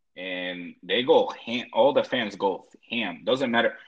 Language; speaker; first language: English; early bilingual, other home language; Spanish